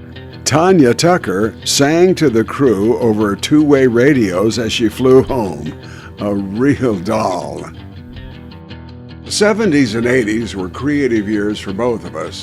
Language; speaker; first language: English; native; English